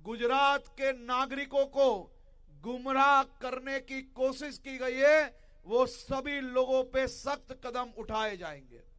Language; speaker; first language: Hindi; non-native, local second language; Gujarati